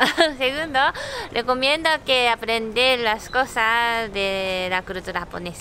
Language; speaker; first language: Spanish; non-native, learner; Japanese